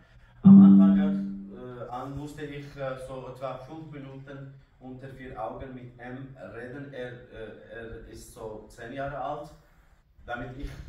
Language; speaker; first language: German; non-native, learner; Kurdish